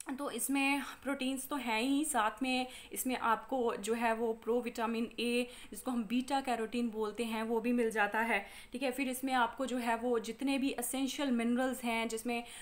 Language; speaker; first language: Hindi; non-native, local second language; Punjabi